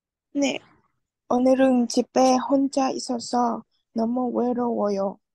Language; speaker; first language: Korean; non-native, learner; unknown